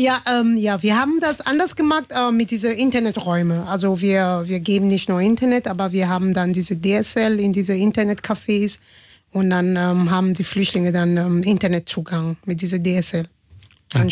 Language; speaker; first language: German; non-native, fluent; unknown